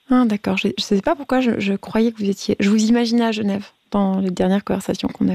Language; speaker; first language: French; native; French